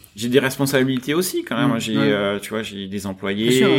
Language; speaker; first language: French; native; French